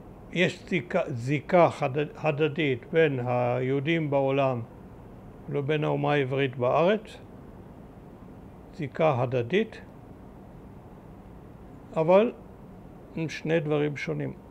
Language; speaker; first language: Hebrew; early bilingual, other home language; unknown